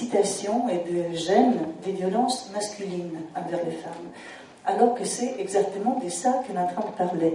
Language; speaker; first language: French; non-native, fluent; Italian